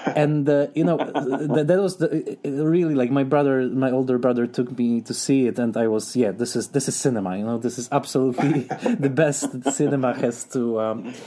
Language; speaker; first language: English; non-native, fluent; Polish